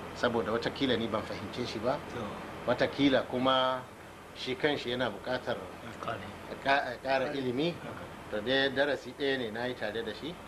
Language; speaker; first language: Hausa; non-native, local second language; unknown